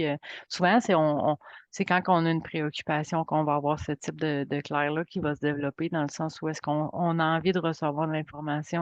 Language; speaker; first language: French; native; French